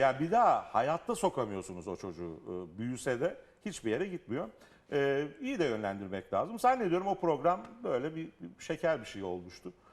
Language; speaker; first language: Turkish; non-native, fluent; Italian